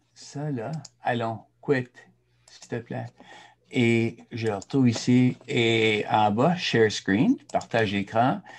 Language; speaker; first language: French; native; French